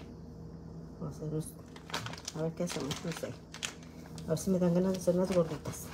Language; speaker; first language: Spanish; native; Spanish